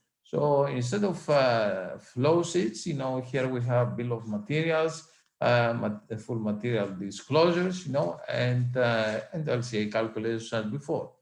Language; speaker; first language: English; non-native, fluent; Greek